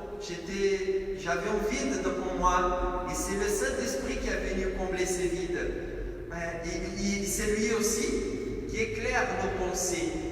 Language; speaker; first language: French; non-native, fluent; Portuguese